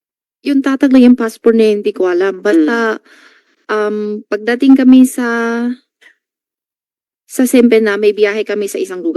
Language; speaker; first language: Filipino; non-native, learner; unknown